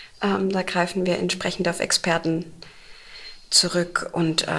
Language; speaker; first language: German; native; German